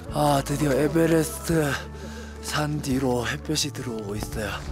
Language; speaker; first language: Korean; native; Korean